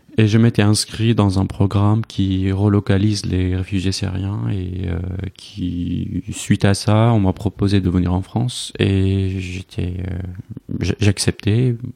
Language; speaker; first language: French; non-native, fluent; Arabic